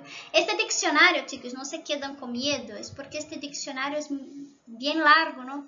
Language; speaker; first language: Spanish; non-native, local second language; Portuguese